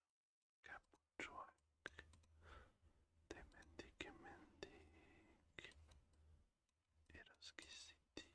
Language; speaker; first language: Basque; non-native, learner; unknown